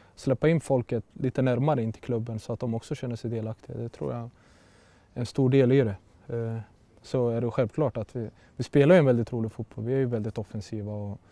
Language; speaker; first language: Swedish; native; Swedish